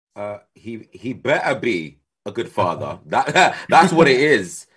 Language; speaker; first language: English; native; English